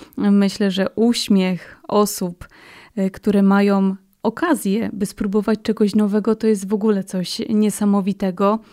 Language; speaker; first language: Polish; native; Polish